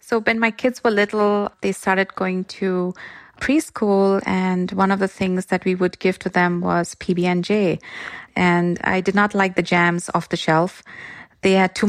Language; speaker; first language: English; non-native, local second language; Gujarati